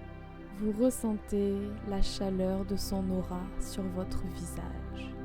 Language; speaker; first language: French; native; French